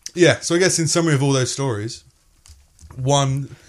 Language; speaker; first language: English; native; English